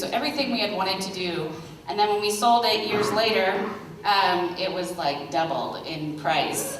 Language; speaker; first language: English; native; English